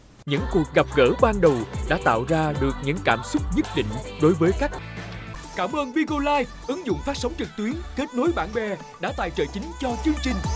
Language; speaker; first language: Vietnamese; native; Vietnamese